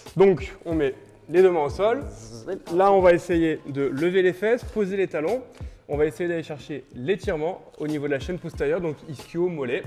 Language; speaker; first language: French; native; French